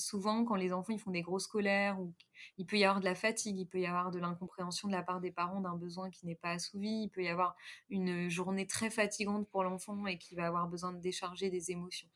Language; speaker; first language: French; native; French